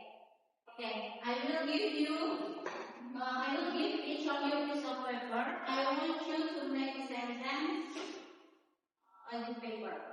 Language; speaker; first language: English; non-native, learner; Indonesian